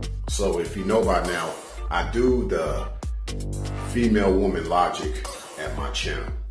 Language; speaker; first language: English; native; English